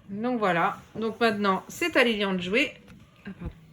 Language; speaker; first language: French; native; French